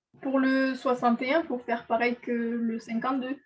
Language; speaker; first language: French; native; French